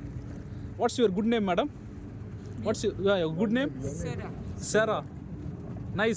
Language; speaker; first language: English; non-native, local second language; Tamil